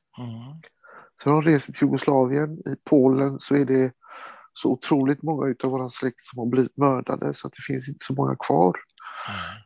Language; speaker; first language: Swedish; early bilingual, other home language; Romany